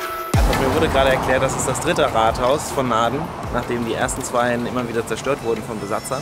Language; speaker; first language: German; native; German